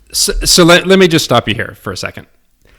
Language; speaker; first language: English; native; English